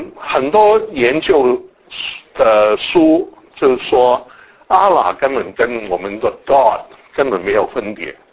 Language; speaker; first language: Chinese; non-native, local second language; Cantonese